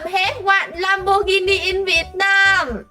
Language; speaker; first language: English; non-native, learner; Vietnamese